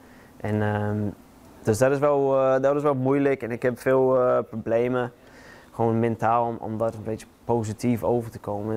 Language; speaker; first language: Dutch; non-native, fluent; English